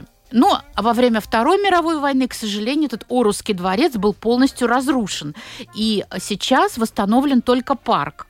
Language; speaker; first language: Russian; native; Russian